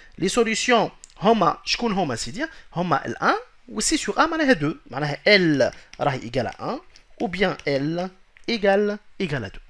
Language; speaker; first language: French; non-native, local second language; Arabic